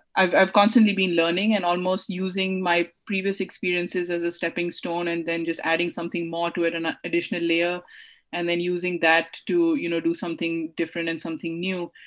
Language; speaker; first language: English; non-native, local second language; Hindi